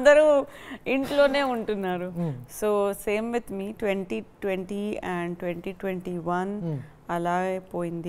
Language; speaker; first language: Telugu; non-native, fluent; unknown